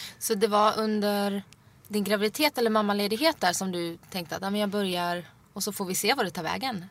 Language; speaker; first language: Swedish; native; Swedish